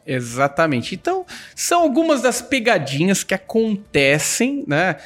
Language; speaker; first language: Portuguese; native; Portuguese